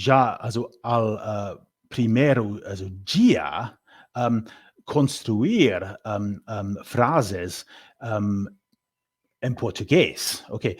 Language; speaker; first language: Portuguese; non-native, learner; English